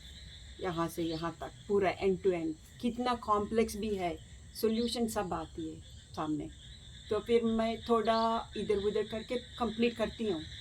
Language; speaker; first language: Hindi; non-native, local second language; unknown